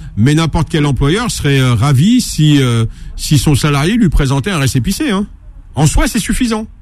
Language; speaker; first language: French; native; French